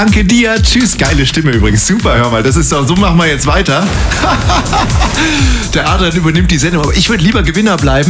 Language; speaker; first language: German; native; German